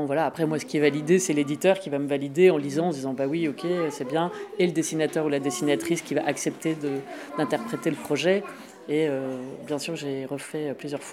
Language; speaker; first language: French; native; French